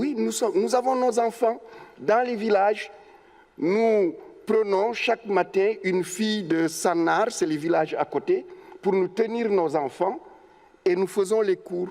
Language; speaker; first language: French; non-native, local second language; Wolof